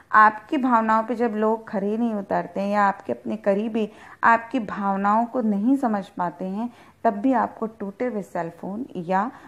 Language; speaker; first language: Hindi; native; Hindi